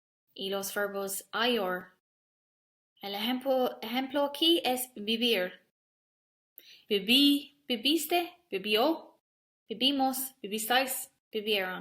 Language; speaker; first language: Spanish; non-native, learner; English